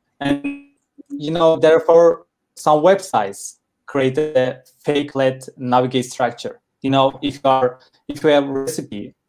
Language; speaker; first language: English; non-native, learner; Turkish